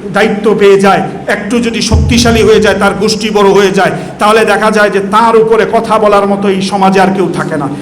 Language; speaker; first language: Bangla; native; Bangla